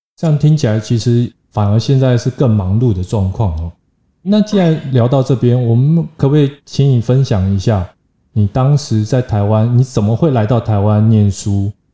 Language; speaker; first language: Chinese; native; Chinese